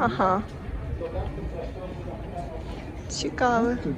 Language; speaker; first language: Polish; non-native, learner; Ukrainian